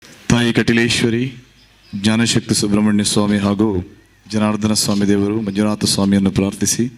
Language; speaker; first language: Kannada; non-native, local second language; Tulu